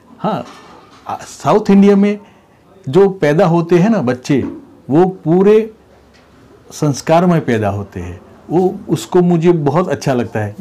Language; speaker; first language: Hindi; non-native, local second language; Gujarati